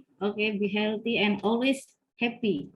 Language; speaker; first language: English; non-native, fluent; Indonesian